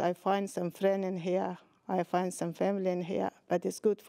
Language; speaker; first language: English; non-native, learner; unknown